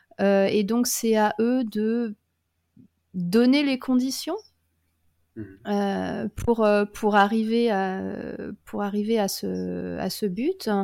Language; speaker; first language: French; native; French